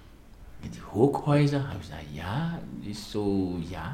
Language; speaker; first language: German; non-native, fluent; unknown